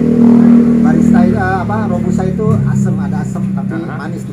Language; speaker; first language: Indonesian; native; Indonesian